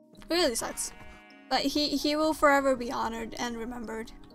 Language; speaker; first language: English; non-native, fluent; Swedish